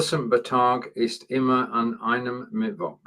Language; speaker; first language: German; non-native, learner; English